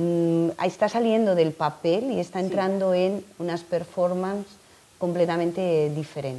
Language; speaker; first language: Spanish; native; Spanish